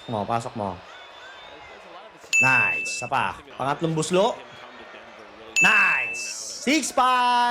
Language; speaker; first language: Filipino; native; Filipino